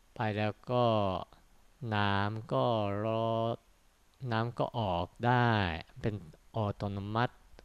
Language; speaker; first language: Thai; non-native, fluent; Japanese